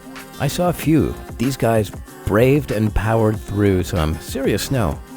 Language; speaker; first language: English; native; English